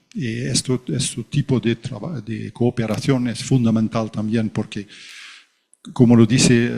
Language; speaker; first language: Spanish; non-native, fluent; Dutch